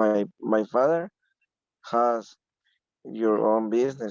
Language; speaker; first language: English; non-native, learner; Spanish